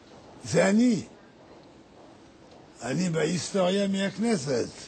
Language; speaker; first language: Hebrew; non-native, learner; French